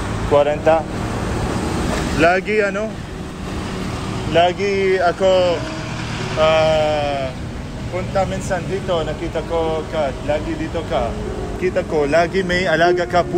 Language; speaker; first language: Filipino; non-native, learner; Arabic